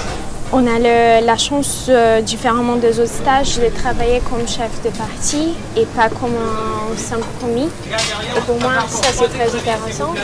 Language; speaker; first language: French; non-native, fluent; Portuguese